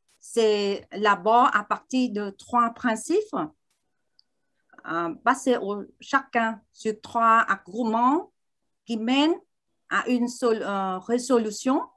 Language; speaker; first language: French; non-native, learner; Vietnamese